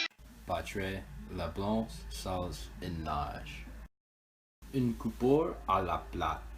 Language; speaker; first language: French; non-native, learner; English